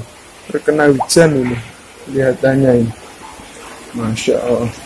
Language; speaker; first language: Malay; non-native, local second language; Javanese